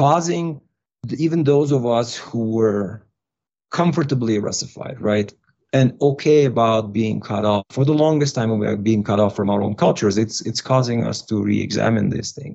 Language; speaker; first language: English; non-native, fluent; Russian